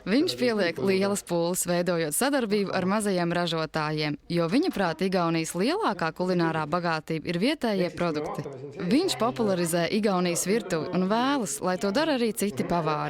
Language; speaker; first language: Latvian; native; Latvian